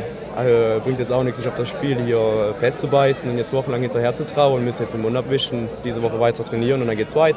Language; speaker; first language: German; native; German